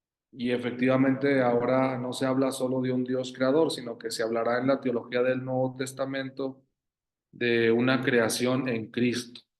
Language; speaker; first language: Spanish; native; Spanish